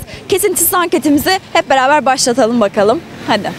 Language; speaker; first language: Turkish; native; Turkish